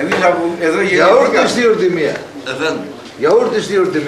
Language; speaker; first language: Turkish; early bilingual, heritage; Turkish